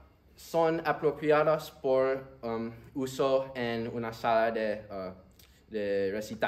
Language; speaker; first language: Spanish; early bilingual, heritage; Spanish